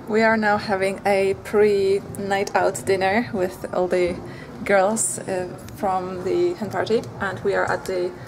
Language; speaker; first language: English; non-native, fluent; Polish